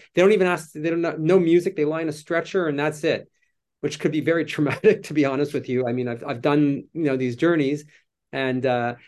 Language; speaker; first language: English; native; English